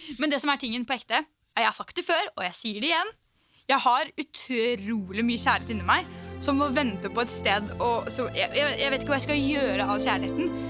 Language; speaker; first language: Norwegian; native; Norwegian